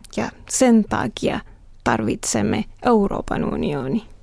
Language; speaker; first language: Finnish; non-native, learner; Spanish